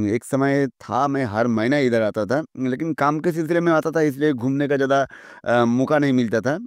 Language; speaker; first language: Hindi; non-native, local second language; Bangla